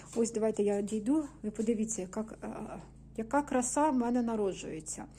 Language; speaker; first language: Ukrainian; non-native, local second language; Russian